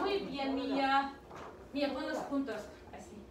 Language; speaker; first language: Spanish; early bilingual, heritage; Spanish